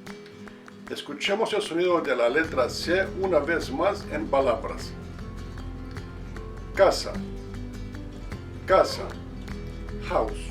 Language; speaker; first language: Spanish; non-native, fluent; English